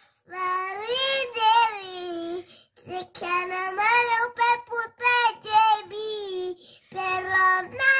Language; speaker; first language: Italian; early bilingual, other home language; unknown